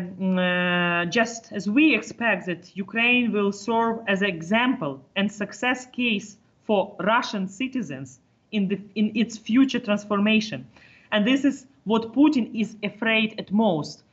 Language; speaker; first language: English; non-native, fluent; Ukrainian